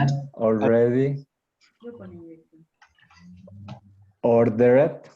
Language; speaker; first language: English; non-native, learner; Spanish